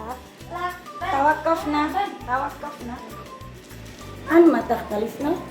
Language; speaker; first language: Arabic; non-native, learner; Indonesian